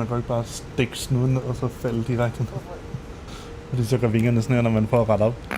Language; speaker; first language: Danish; native; Danish